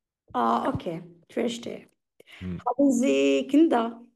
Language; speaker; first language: German; non-native, fluent; Arabic